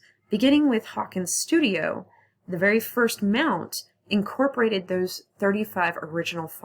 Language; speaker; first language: English; native; English